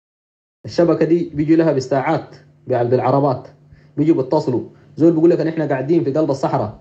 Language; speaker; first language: Arabic; native; Arabic